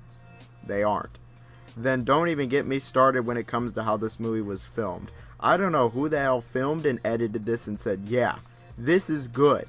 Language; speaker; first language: English; native; English